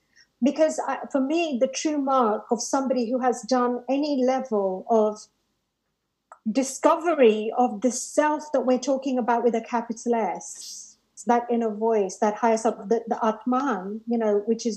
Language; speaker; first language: English; native; English